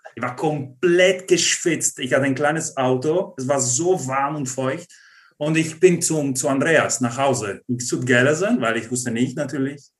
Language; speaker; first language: German; non-native, fluent; Italian